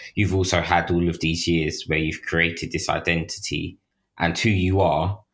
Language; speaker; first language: English; native; English